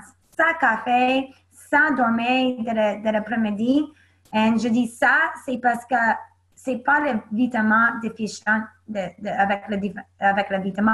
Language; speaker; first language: French; non-native, learner; English